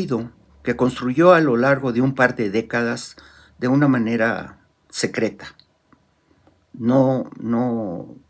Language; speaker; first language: Spanish; native; Spanish